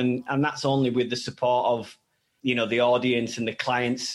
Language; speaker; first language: English; native; English